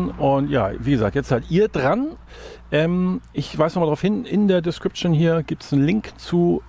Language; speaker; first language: German; native; German